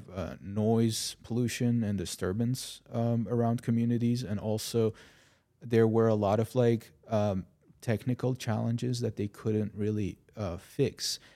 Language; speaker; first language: English; non-native, fluent; Arabic